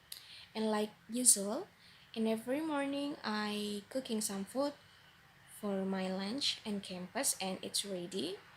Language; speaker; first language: English; non-native, learner; Indonesian